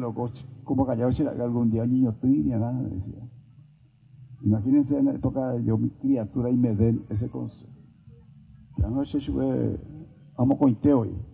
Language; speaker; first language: Spanish; native; Spanish